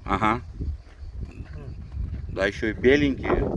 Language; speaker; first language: Russian; native; Russian